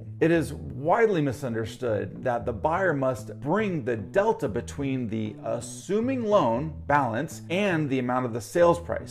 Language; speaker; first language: English; native; English